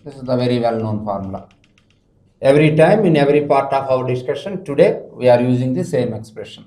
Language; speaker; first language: English; non-native, local second language; Telugu